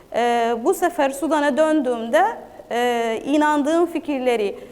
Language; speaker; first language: Turkish; non-native, fluent; Arabic